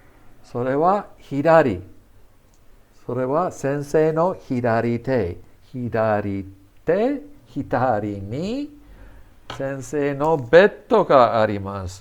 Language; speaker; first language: Japanese; non-native, fluent; English